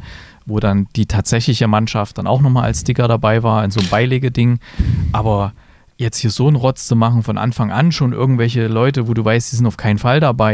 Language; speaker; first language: German; native; German